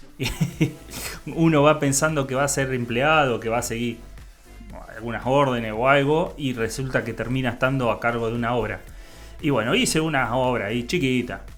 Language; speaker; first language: Spanish; native; Spanish